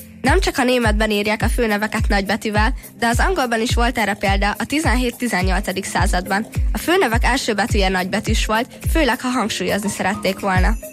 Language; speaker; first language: Hungarian; native; Hungarian